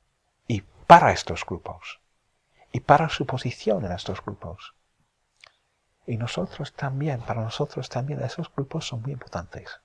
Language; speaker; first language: Spanish; non-native, fluent; English